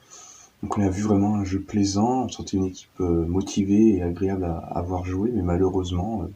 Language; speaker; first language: French; native; French